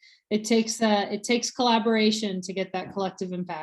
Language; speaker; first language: English; native; English